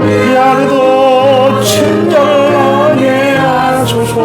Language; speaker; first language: Korean; native; Korean